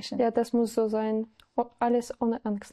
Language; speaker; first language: German; non-native, learner; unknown